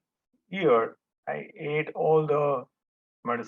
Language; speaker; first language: English; non-native, local second language; Hindi